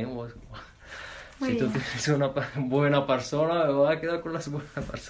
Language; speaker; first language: Spanish; non-native, learner; Arabic